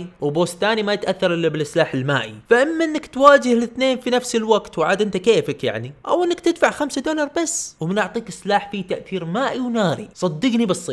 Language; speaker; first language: Arabic; native; Arabic